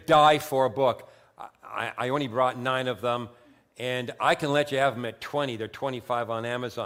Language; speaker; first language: English; native; English